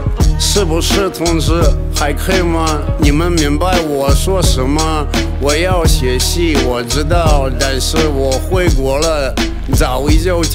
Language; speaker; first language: Chinese; non-native, learner; Russian